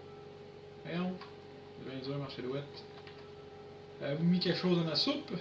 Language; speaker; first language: French; native; French